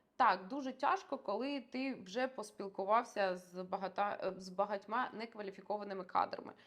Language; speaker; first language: Ukrainian; non-native, local second language; Russian